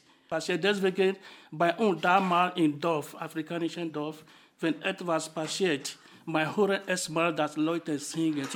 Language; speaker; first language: German; non-native, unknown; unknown